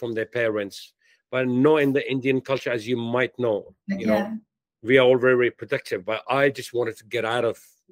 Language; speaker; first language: English; non-native, local second language; Hindi